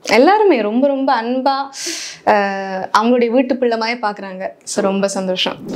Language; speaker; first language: Tamil; early bilingual, heritage; Tamil